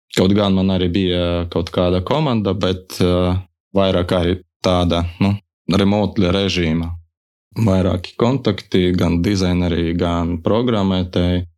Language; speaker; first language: Latvian; non-native, local second language; Russian